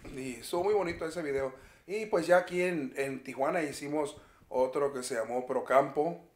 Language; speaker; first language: Spanish; native; Spanish